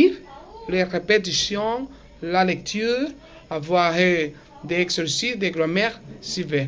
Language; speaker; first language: French; non-native, learner; Spanish